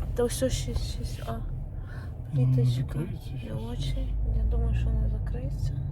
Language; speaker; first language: Ukrainian; non-native, local second language; Russian